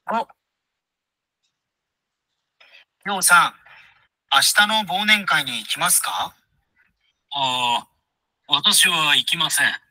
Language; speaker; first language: Japanese; non-native, learner; Bangla